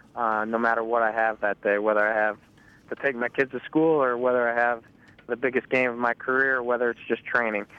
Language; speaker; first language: English; native; English